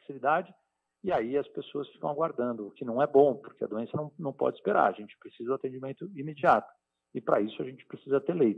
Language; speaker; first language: Portuguese; native; Portuguese